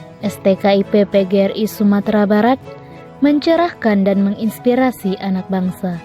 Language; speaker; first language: Indonesian; native; Indonesian